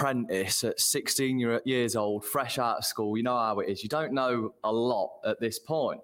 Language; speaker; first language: English; native; English